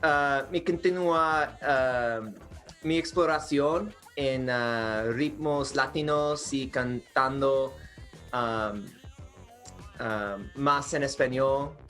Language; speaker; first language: Spanish; non-native, learner; English